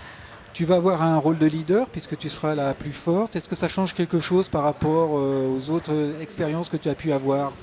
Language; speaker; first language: French; native; French